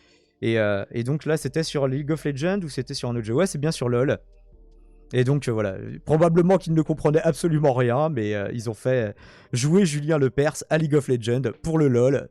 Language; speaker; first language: French; native; French